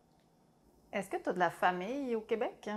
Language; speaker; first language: French; native; French